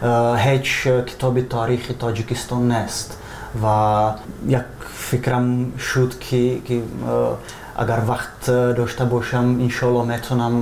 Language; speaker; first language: Persian; non-native, fluent; Czech